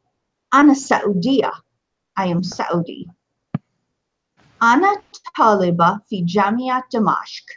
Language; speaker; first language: Arabic; non-native, fluent; English